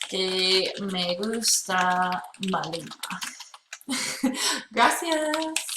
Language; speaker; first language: Spanish; non-native, fluent; English